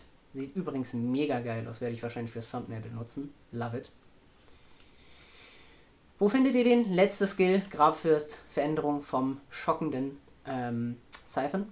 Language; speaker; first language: German; native; German